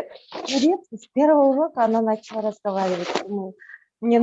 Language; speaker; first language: Russian; non-native, fluent; Turkish